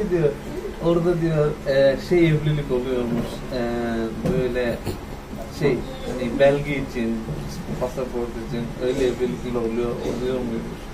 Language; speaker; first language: Turkish; non-native, fluent; Bangla